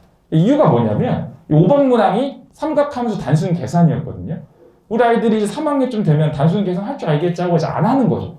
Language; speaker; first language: Korean; native; Korean